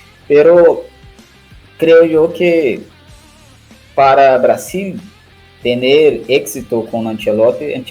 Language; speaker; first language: Spanish; non-native, learner; Portuguese